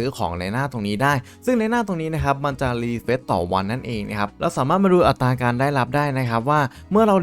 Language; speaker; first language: Thai; native; Thai